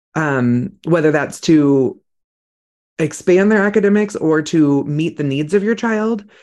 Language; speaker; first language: English; native; English